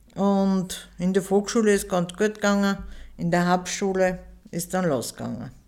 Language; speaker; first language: German; early bilingual, other home language; Turkish